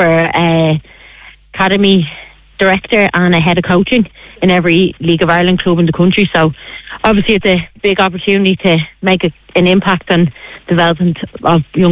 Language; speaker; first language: English; native; English